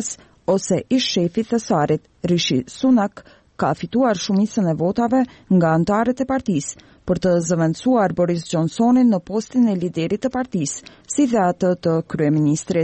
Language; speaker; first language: Albanian; native; Albanian